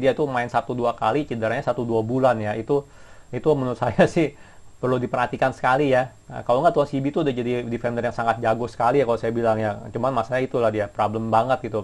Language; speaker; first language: Indonesian; native; Indonesian